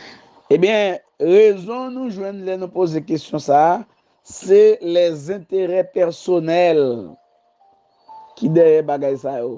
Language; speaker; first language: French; non-native, learner; Haitian Creole